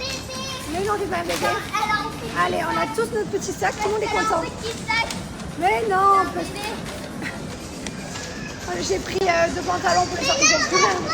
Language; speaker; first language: French; native; French